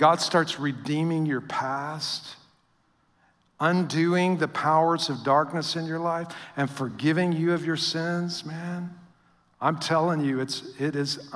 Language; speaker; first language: English; native; English